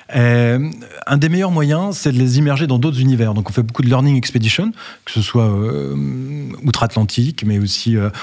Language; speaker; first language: French; native; French